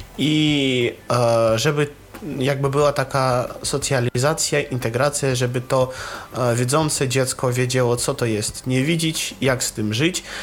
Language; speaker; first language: Polish; non-native, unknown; Russian